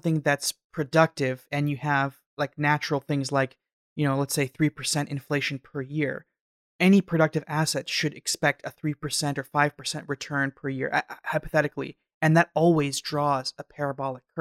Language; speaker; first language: English; native; English